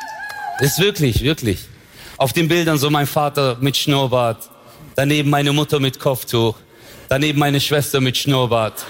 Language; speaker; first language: German; early bilingual, other home language; Turkish